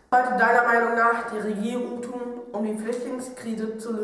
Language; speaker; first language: German; native; German